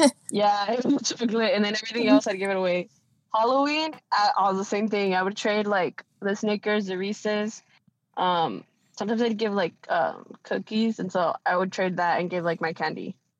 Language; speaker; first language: English; early bilingual, other home language; Spanish